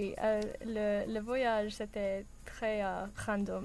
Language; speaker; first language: French; non-native, learner; English